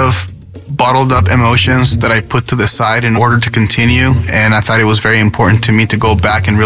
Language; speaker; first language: English; non-native, fluent; Spanish